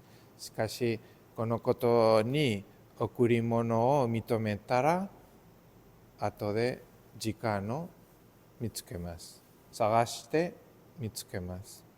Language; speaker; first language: Japanese; non-native, learner; Spanish